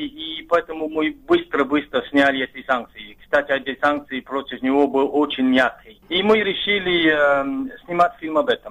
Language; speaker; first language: Russian; non-native, fluent; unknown